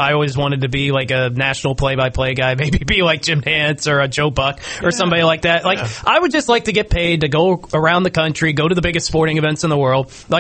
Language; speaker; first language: English; native; English